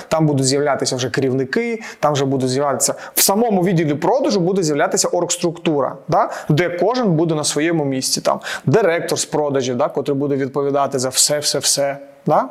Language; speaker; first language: Ukrainian; non-native, local second language; Russian